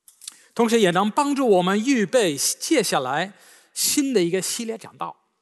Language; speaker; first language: Chinese; native; Chinese